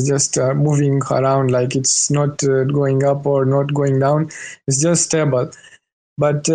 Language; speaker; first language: English; non-native, local second language; Swahili